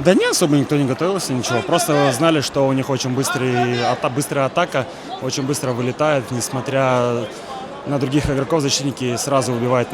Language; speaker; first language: Russian; native; Russian